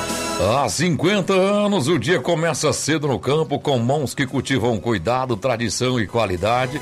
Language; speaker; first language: Portuguese; native; Portuguese